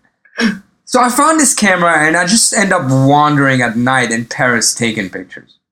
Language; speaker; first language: English; early bilingual, other home language; Arabic